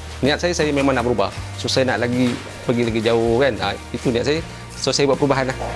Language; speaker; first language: Malay; native; Malay